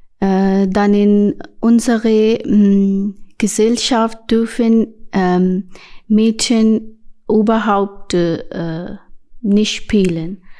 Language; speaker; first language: German; non-native, learner; Urdu